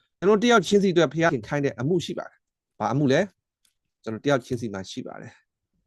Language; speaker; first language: Burmese; non-native, local second language; S'gaw Karen